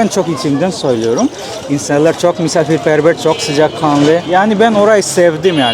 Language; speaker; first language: Turkish; non-native, fluent; Bangla